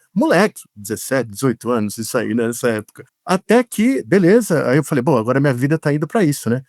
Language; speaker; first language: Portuguese; native; Portuguese